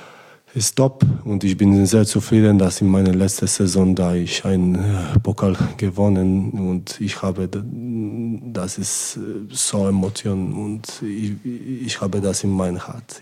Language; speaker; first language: German; non-native, learner; Polish